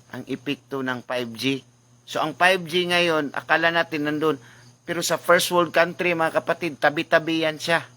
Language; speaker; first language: Filipino; non-native, local second language; Cebuano